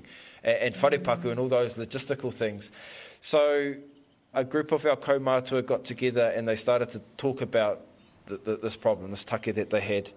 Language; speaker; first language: English; native; English